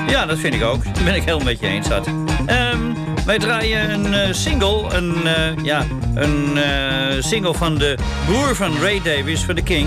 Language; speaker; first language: Dutch; native; Dutch